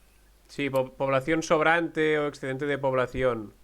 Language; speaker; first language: Spanish; native; Spanish